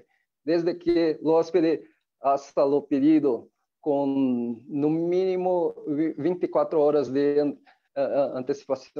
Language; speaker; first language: Spanish; non-native, fluent; Portuguese